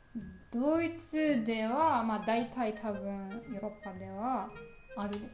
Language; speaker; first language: Japanese; non-native, learner; German